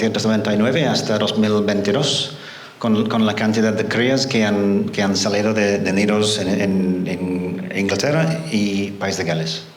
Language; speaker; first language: Spanish; non-native, fluent; English